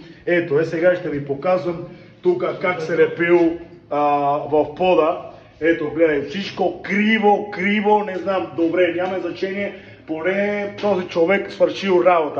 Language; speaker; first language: Bulgarian; non-native, learner; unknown